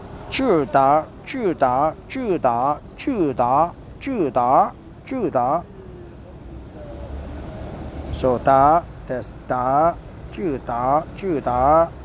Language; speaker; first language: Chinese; non-native, learner; Korean